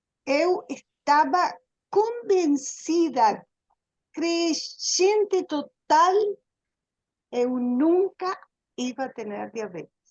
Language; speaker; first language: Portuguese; non-native, learner; Spanish